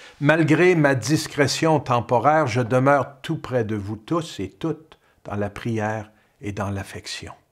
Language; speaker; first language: French; native; French